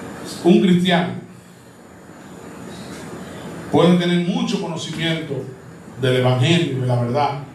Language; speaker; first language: Spanish; native; Spanish